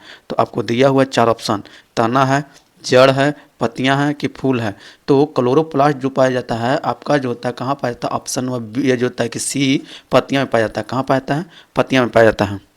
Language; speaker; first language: Hindi; native; Hindi